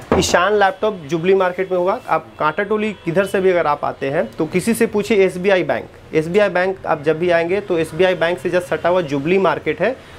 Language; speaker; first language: Hindi; native; Hindi